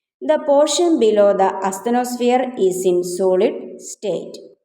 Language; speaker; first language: English; non-native, local second language; Malayalam